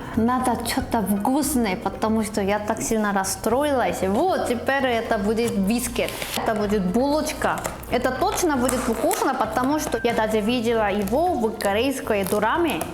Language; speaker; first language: Russian; non-native, learner; Korean